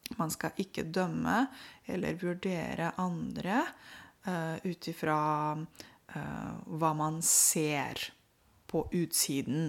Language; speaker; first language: Norwegian; non-native, fluent; Romanian